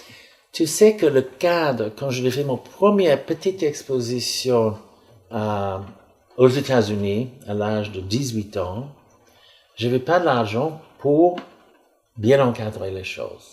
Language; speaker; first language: French; non-native, fluent; English